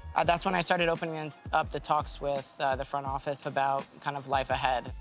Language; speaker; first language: English; native; English